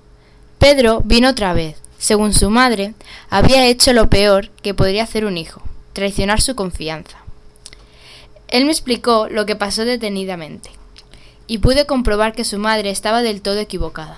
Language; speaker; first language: Spanish; native; Spanish